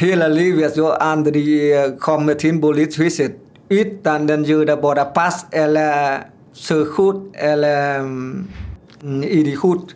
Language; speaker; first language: Swedish; non-native, learner; Vietnamese